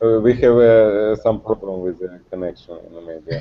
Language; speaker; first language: English; non-native, learner; Russian